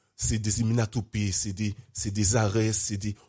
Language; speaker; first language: French; native; French